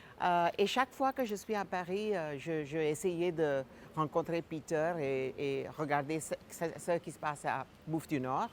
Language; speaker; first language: French; non-native, fluent; Gujarati